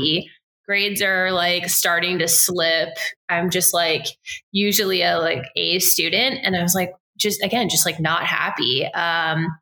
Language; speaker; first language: English; native; English